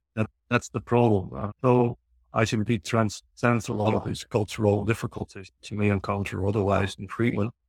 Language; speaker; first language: English; non-native, fluent; Dutch